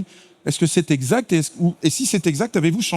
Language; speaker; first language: French; native; French